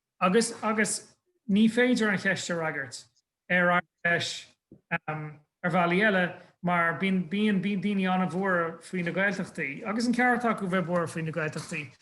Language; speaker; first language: Irish; non-native, local second language; English